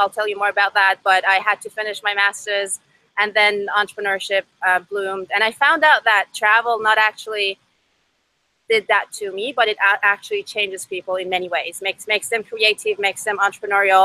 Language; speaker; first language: English; non-native, fluent; Persian